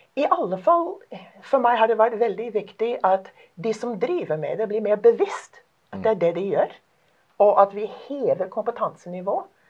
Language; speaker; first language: Norwegian; non-native, fluent; English